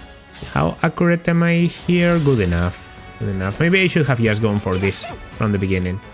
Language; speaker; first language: English; non-native, fluent; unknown